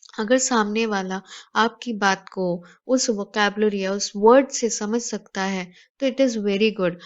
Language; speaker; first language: Urdu; native; Urdu